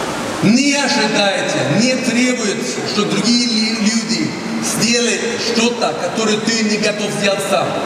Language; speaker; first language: Russian; non-native, fluent; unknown